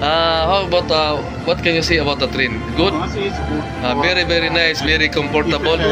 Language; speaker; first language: English; non-native, learner; Filipino